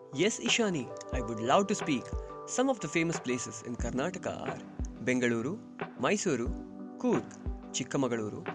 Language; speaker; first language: English; non-native, local second language; Kannada